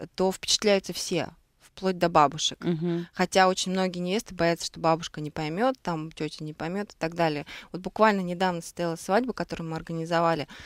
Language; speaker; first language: Russian; native; Russian